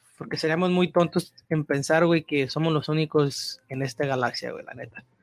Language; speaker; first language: Spanish; early bilingual, heritage; Spanish